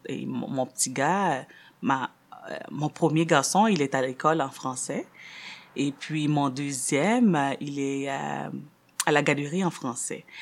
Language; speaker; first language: French; non-native, local second language; Haitian Creole